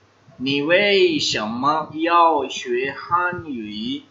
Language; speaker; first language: Chinese; non-native, fluent; Urdu